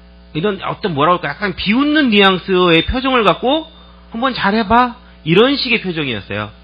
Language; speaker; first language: Korean; native; Korean